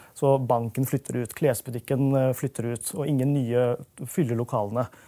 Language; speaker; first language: Norwegian; early bilingual, other home language; Urdu